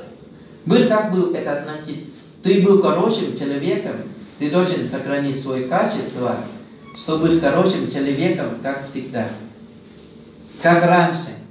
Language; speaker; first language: Russian; non-native, learner; Thai